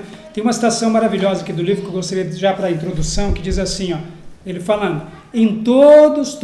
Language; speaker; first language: Portuguese; native; Portuguese